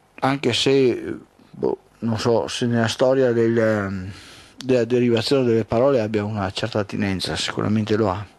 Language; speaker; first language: Italian; native; Italian